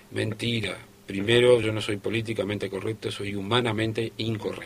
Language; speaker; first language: Spanish; native; Spanish